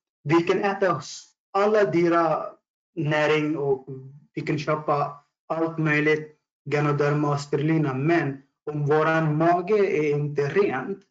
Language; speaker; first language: Swedish; non-native, fluent; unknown